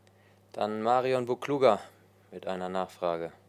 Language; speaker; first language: German; native; German